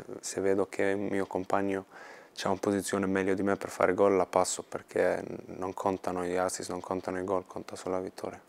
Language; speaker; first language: Italian; non-native, fluent; Swedish